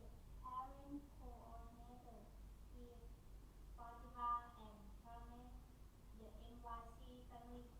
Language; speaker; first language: English; non-native, learner; Thai